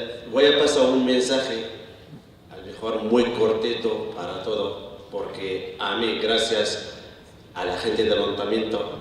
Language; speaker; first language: Spanish; non-native, learner; Arabic